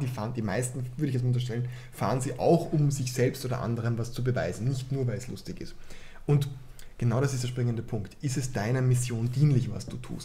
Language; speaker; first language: German; native; German